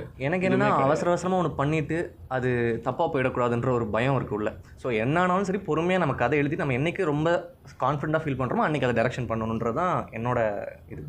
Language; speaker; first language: Tamil; native; Tamil